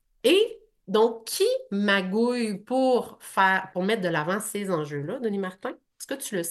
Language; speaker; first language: French; native; French